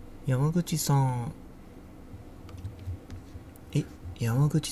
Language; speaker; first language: Japanese; non-native, learner; English